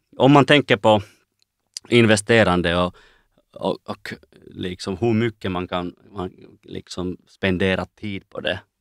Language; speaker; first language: Swedish; non-native, local second language; Finnish